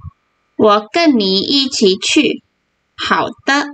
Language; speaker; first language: Chinese; non-native, fluent; Indonesian